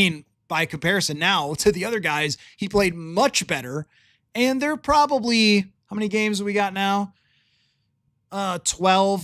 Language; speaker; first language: English; native; English